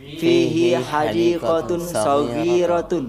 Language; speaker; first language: Arabic; non-native, learner; Indonesian